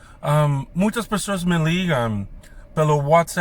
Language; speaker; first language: Portuguese; non-native, fluent; English